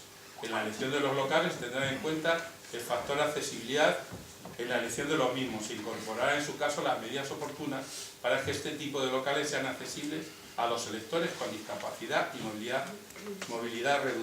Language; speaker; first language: Spanish; native; Spanish